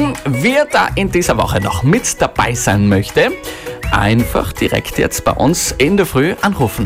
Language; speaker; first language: German; native; German